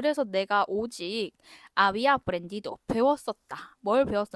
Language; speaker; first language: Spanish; non-native, fluent; Korean